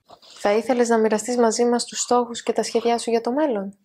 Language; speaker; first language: Greek; native; Greek